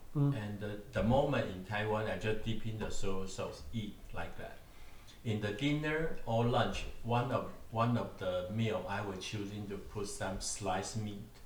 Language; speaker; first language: English; non-native, learner; Chinese